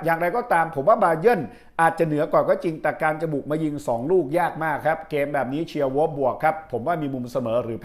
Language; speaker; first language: Thai; native; Thai